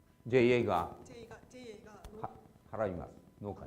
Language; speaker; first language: Japanese; native; Japanese